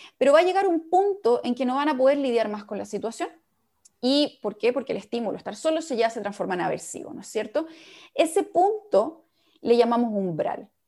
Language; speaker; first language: Spanish; native; Spanish